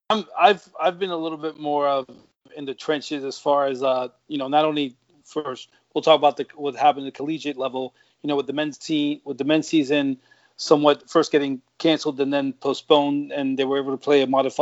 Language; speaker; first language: English; native; English